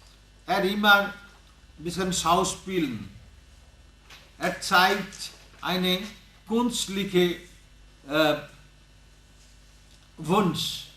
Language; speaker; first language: German; non-native, learner; Bangla